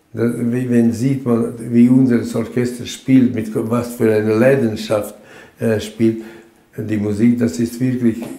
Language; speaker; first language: German; non-native, fluent; Latvian